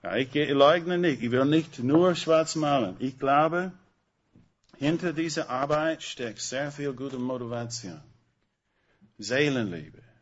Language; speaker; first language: German; non-native, fluent; English